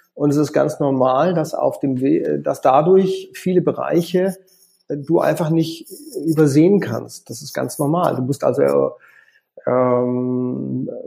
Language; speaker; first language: German; native; German